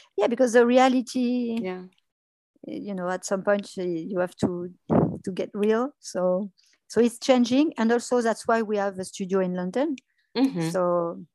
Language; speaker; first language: English; non-native, fluent; French